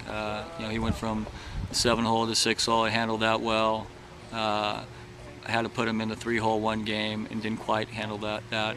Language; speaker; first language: English; native; English